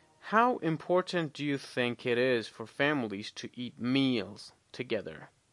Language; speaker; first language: English; non-native, fluent; Persian